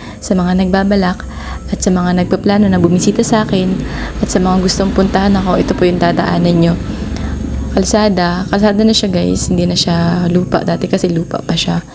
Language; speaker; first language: Filipino; non-native, local second language; Bikol